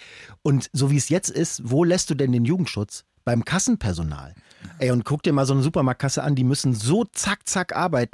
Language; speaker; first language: German; native; German